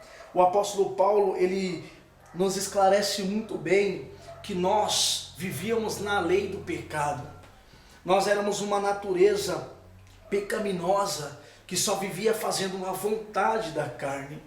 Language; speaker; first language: Portuguese; native; Portuguese